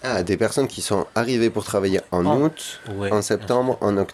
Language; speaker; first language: French; native; French